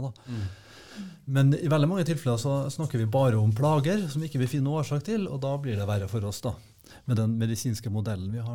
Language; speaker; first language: Norwegian; native; Norwegian